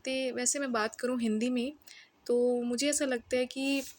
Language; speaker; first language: Hindi; non-native, local second language; Punjabi